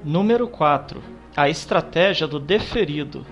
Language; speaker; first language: Portuguese; native; Portuguese